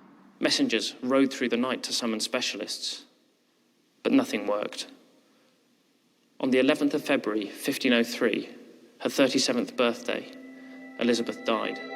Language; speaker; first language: English; native; English